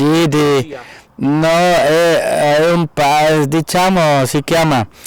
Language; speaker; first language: Italian; non-native, fluent; German